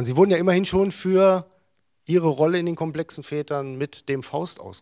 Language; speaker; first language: German; native; German